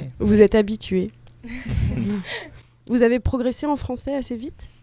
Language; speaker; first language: French; native; French